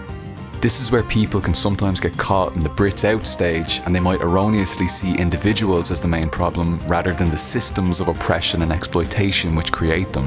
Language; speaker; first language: English; native; English